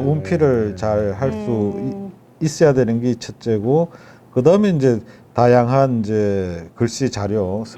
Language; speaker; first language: Korean; native; Korean